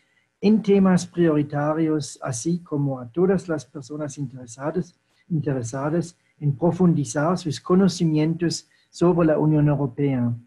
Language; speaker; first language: Spanish; non-native, fluent; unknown